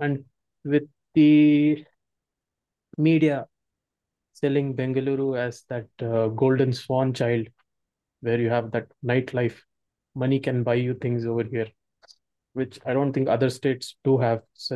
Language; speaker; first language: English; non-native, local second language; Kannada